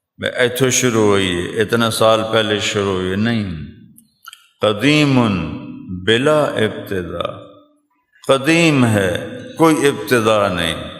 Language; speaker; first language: Urdu; non-native, local second language; Punjabi